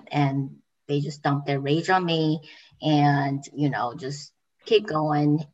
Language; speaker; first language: English; non-native, fluent; Chinese